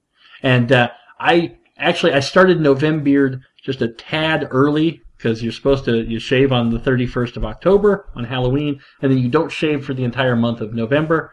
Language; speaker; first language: English; native; English